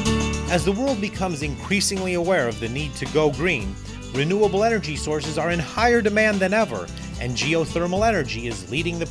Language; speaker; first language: English; native; English